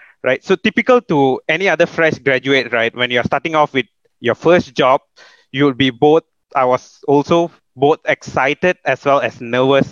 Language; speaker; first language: English; non-native, local second language; Malay